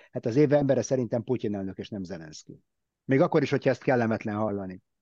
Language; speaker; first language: Hungarian; early bilingual, heritage; Hungarian